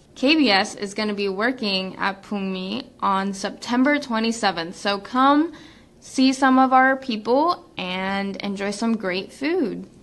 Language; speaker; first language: English; native; English